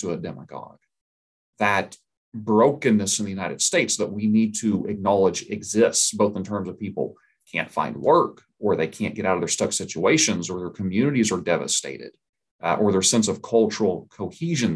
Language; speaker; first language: English; native; English